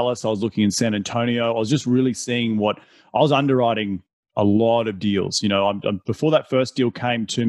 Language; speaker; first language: English; native; English